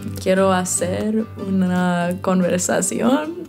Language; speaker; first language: Spanish; non-native, learner; English